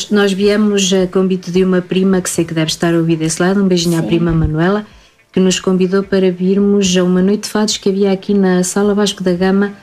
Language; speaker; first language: Portuguese; native; Portuguese